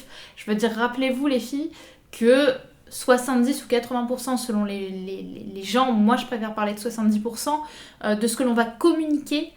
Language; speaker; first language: French; native; French